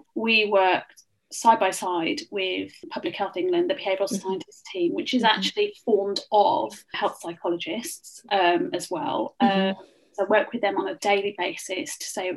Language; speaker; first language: English; native; English